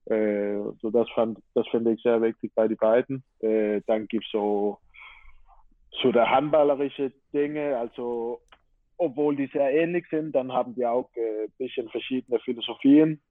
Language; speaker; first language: German; non-native, fluent; Danish